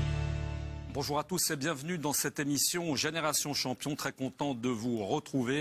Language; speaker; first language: French; native; French